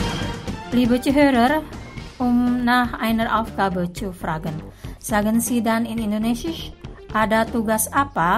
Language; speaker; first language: German; non-native, fluent; Indonesian